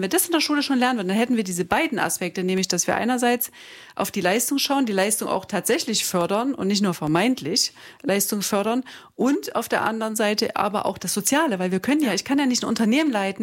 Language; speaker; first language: German; native; German